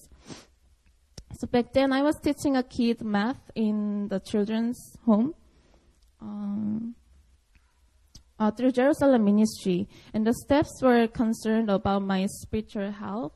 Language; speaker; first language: English; non-native, fluent; Korean